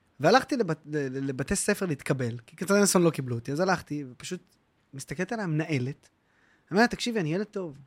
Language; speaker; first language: Hebrew; native; Hebrew